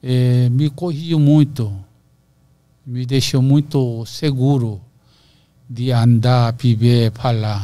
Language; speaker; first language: Portuguese; non-native, learner; Korean